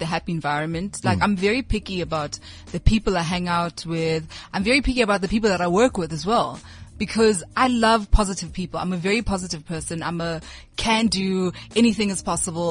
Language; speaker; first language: English; non-native, local second language; Southern Sotho